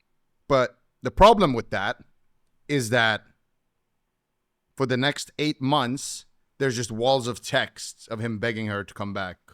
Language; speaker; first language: English; native; English